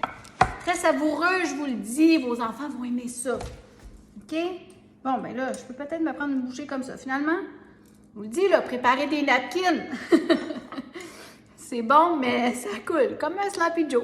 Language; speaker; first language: French; native; French